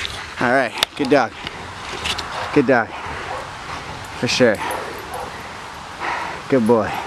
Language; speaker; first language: English; native; English